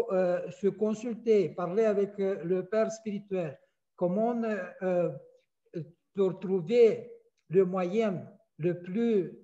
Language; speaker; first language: French; non-native, fluent; Romanian